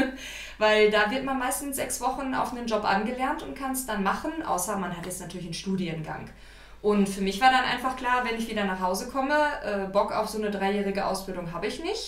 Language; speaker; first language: German; native; German